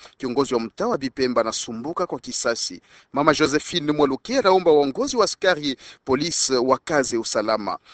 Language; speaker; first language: Swahili; non-native, local second language; Luba-Lulua